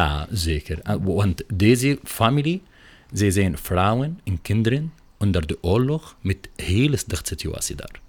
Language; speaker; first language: Dutch; non-native, learner; Arabic